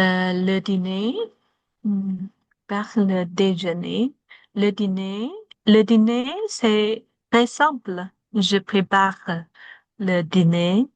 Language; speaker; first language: French; non-native, learner; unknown